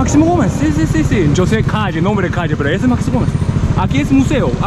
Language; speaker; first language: Spanish; non-native, learner; Japanese